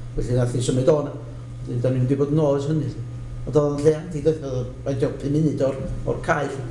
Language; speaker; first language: Welsh; native; Welsh